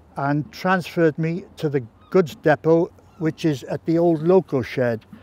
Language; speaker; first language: English; native; English